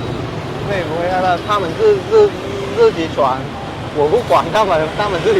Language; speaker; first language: Chinese; non-native, fluent; Vietnamese